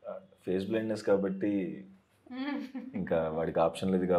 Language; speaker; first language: Telugu; native; Telugu